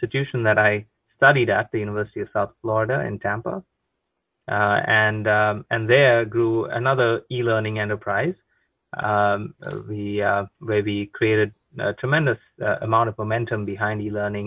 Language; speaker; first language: English; non-native, local second language; Konkani